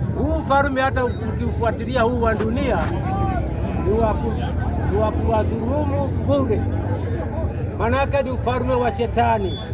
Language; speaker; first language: Swahili; non-native, local second language; Kikuyu